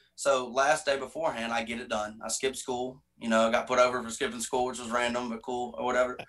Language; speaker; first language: English; native; English